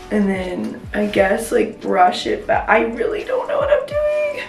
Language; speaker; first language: English; native; English